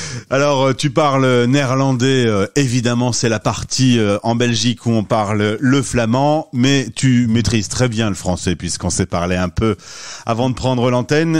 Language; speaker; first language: French; native; French